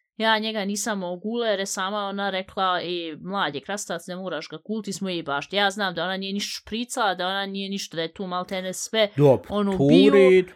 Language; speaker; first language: Bosnian; early bilingual, heritage; Bosnian